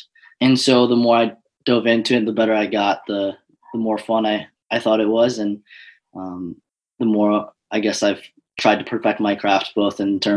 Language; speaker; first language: English; native; English